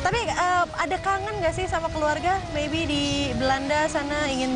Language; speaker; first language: Indonesian; native; Indonesian